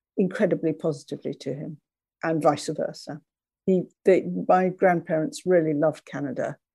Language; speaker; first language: English; native; English